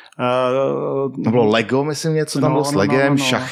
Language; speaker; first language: Czech; native; Czech